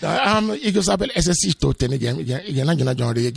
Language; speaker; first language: Hungarian; non-native, learner; Yoruba